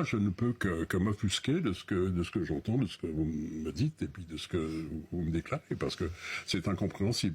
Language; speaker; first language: French; native; French